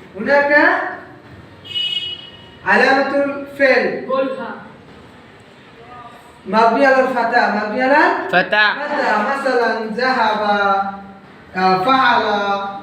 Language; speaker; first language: Arabic; non-native, fluent; Bangla